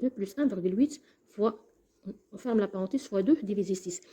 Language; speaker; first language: French; non-native, local second language; Arabic